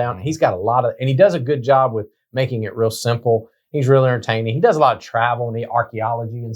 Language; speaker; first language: English; native; English